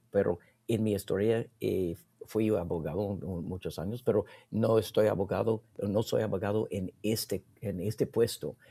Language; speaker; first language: Spanish; non-native, learner; English